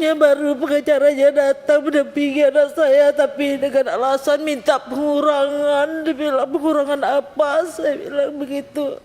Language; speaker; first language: Indonesian; non-native, local second language; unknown